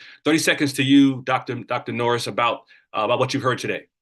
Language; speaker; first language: English; native; English